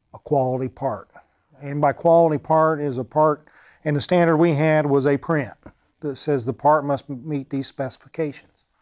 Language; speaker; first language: English; native; English